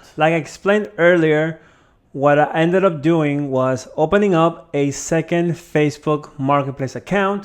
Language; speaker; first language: English; native; English